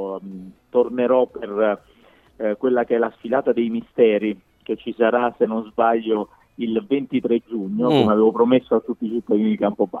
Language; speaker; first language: Italian; native; Italian